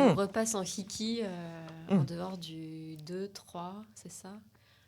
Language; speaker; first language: French; native; French